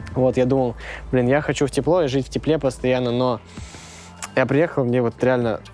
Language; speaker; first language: Russian; native; Russian